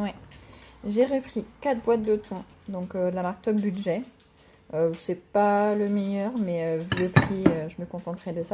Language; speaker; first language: French; native; French